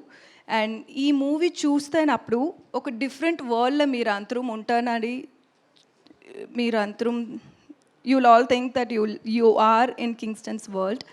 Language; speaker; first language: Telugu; non-native, learner; Tamil